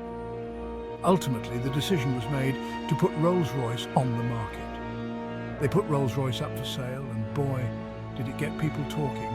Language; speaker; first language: English; native; English